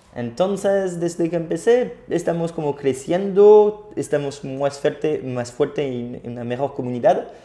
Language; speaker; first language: Spanish; non-native, fluent; French